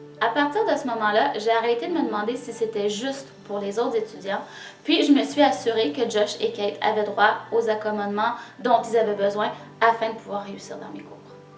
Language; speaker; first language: French; native; French